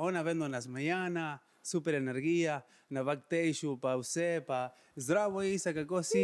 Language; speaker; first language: Slovenian; non-native, fluent; Spanish